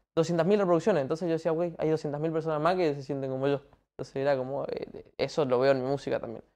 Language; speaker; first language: Spanish; native; Spanish